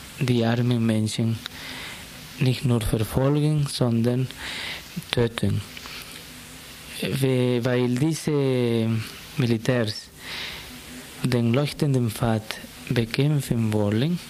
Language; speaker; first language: German; non-native, fluent; Spanish